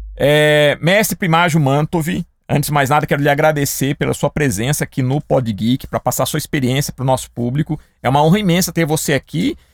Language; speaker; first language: Portuguese; native; Portuguese